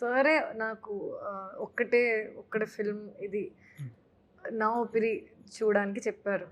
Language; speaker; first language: Telugu; non-native, fluent; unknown